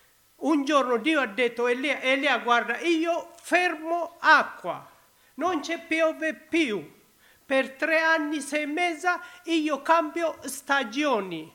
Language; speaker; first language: Italian; non-native, learner; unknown